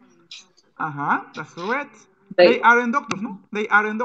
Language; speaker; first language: English; non-native, fluent; Spanish